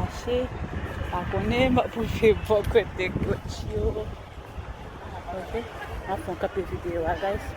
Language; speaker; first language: French; non-native, learner; Haitian Creole